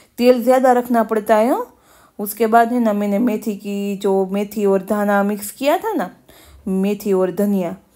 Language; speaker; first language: Hindi; non-native, local second language; Gujarati